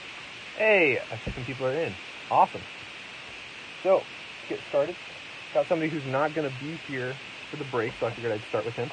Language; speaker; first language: English; native; English